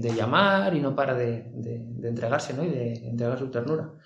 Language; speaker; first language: Spanish; native; Spanish